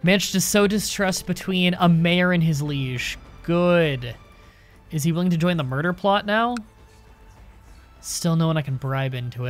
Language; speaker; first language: English; native; English